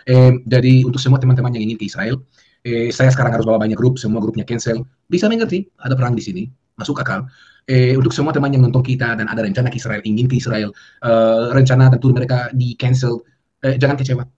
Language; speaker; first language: Indonesian; non-native, fluent; Hebrew